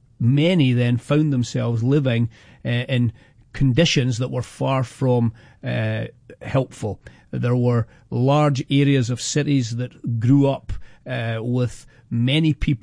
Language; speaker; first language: English; native; English